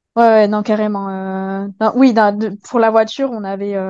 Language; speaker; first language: French; native; French